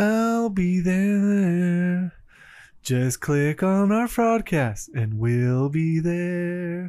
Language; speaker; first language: English; early bilingual, other home language; Spanish